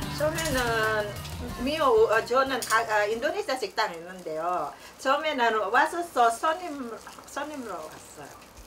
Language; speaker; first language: Korean; non-native, learner; Indonesian